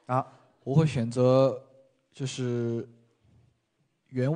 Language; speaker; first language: Chinese; native; Chinese